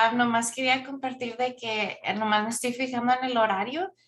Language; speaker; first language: Spanish; early bilingual, heritage; Spanish